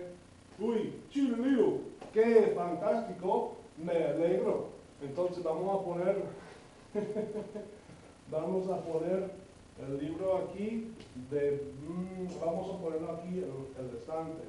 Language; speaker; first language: Spanish; non-native, fluent; English